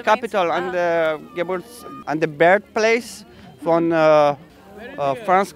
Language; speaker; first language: English; non-native, learner; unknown